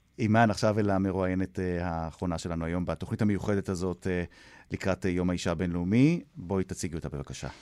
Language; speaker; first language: Hebrew; native; Hebrew